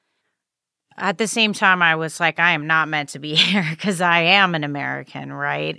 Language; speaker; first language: English; native; English